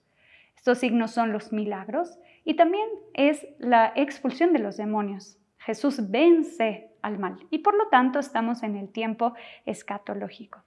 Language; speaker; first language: Spanish; native; Spanish